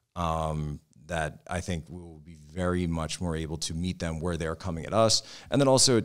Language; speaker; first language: English; native; English